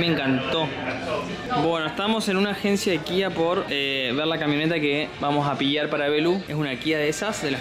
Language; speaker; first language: Spanish; native; Spanish